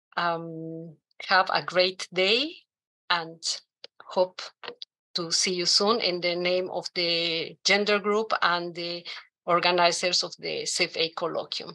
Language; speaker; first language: English; non-native, fluent; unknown